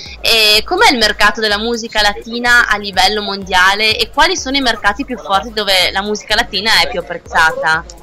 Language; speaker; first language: Italian; native; Italian